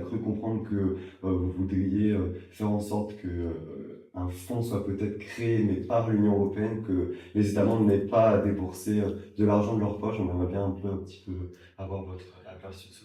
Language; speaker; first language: French; native; French